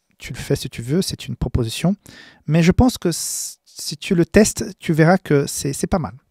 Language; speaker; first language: French; non-native, fluent; Portuguese